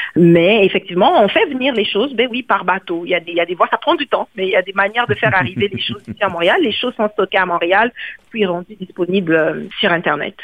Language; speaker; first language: French; non-native, local second language; Kongo